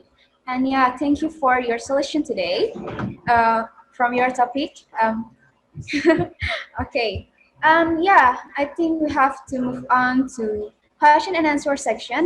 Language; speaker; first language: English; non-native, learner; Indonesian